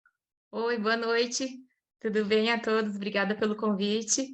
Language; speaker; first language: Portuguese; native; Portuguese